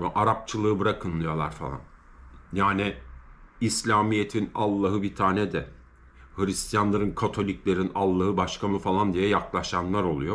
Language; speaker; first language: Turkish; native; Turkish